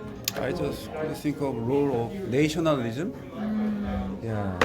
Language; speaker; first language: English; non-native, fluent; Korean